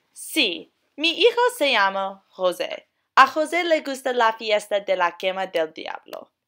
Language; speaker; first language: Spanish; non-native, learner; English